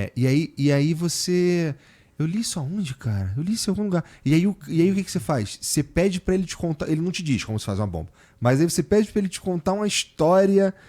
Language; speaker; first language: Portuguese; native; Portuguese